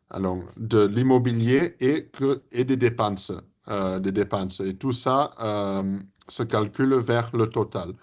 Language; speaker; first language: French; early bilingual, heritage; English